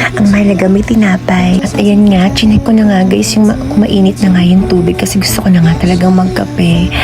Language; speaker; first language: Filipino; native; Filipino